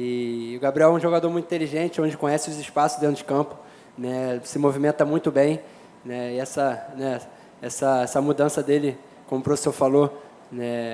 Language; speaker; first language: Portuguese; native; Portuguese